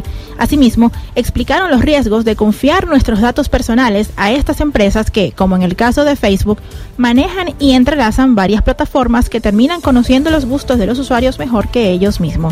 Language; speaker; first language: Spanish; native; Spanish